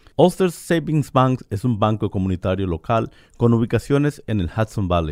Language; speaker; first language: Spanish; native; Spanish